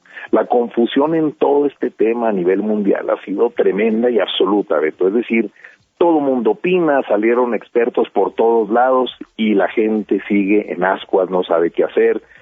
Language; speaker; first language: Spanish; native; Spanish